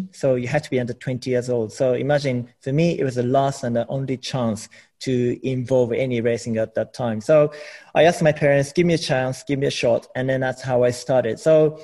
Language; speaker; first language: English; non-native, fluent; Japanese